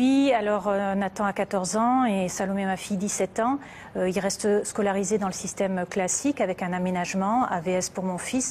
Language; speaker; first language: French; native; French